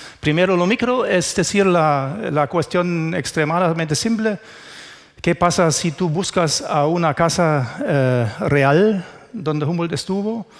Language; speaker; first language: Spanish; non-native, fluent; German